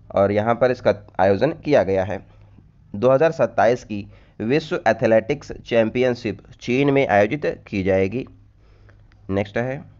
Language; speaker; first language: Hindi; native; Hindi